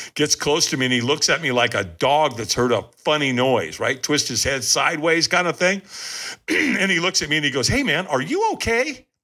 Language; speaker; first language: English; native; English